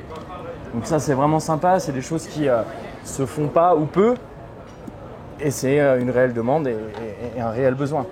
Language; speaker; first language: French; native; French